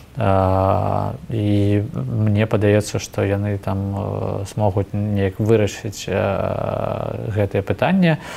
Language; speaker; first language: Belarusian; non-native, local second language; Russian